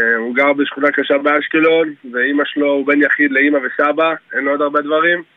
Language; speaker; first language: Hebrew; early bilingual, other home language; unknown